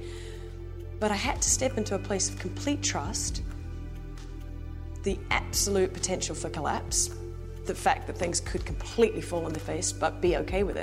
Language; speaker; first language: English; native; English